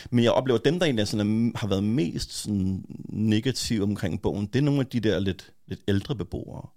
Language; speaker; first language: Danish; native; Danish